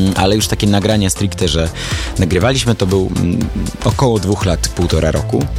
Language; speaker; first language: Polish; early bilingual, other home language; Armenian